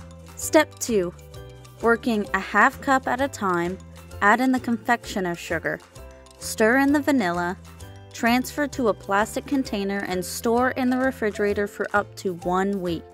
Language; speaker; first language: English; native; English